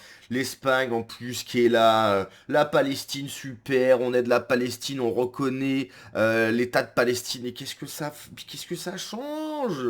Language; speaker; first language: French; native; French